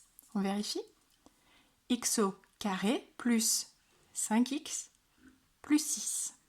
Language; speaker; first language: French; native; French